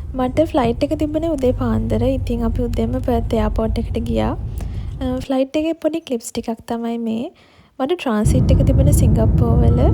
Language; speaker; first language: Sinhala; native; Sinhala